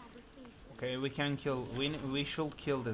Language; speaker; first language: English; non-native, learner; Turkish